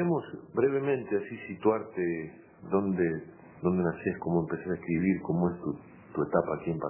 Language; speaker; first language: Spanish; native; Spanish